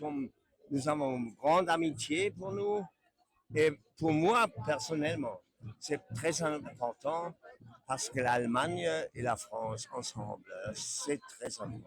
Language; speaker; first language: French; non-native, learner; German